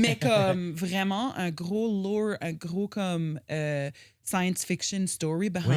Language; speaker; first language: French; native; French